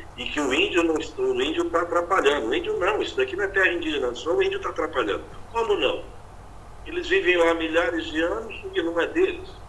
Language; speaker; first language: Portuguese; native; Portuguese